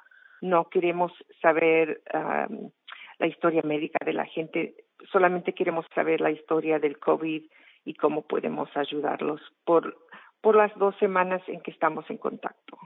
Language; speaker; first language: Spanish; non-native, fluent; English